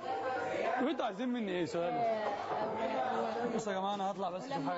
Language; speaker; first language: Arabic; native; Arabic